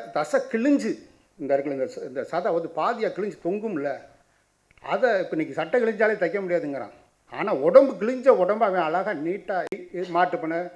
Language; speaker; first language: Tamil; native; Tamil